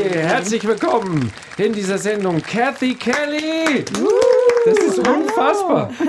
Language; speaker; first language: German; native; German